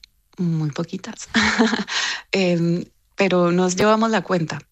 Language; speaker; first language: Spanish; native; Spanish